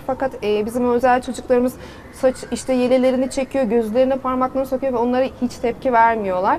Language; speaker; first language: Turkish; native; Turkish